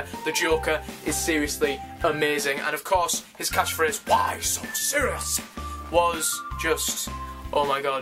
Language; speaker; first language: English; native; English